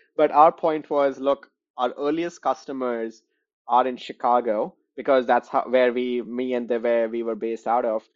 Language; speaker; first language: English; non-native, local second language; Hindi